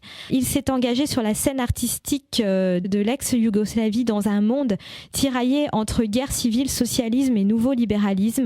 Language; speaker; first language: French; native; French